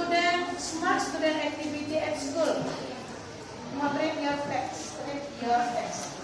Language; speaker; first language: English; non-native, learner; Indonesian